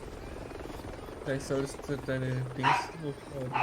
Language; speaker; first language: German; native; German